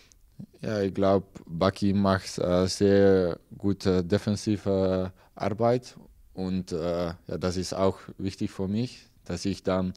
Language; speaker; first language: German; non-native, learner; Dutch